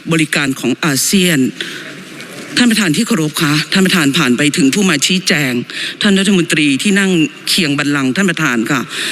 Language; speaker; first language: Thai; native; Thai